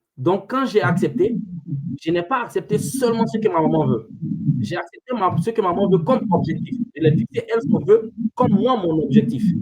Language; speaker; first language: French; non-native, local second language; Fula